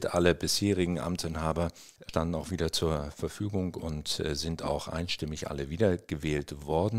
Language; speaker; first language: German; native; German